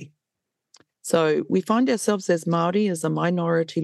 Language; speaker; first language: English; native; English